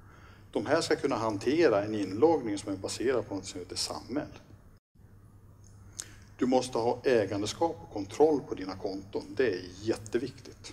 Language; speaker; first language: Swedish; native; Swedish